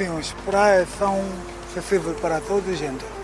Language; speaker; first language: Portuguese; non-native, local second language; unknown